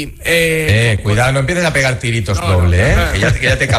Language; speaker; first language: Spanish; native; Spanish